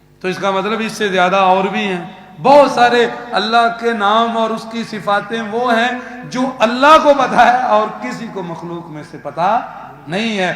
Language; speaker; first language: Urdu; non-native, local second language; Punjabi